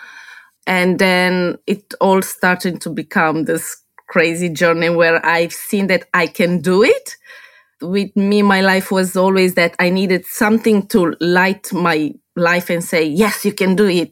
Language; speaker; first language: English; non-native, fluent; Romanian